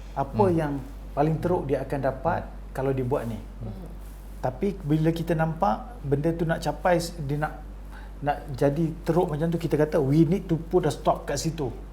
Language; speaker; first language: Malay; native; Malay